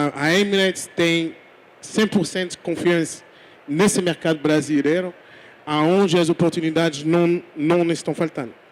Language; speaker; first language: Portuguese; non-native, fluent; French